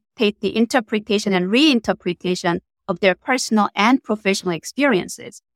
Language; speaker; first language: English; non-native, fluent; Korean